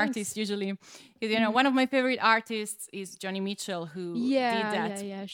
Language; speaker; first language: English; non-native, fluent; Italian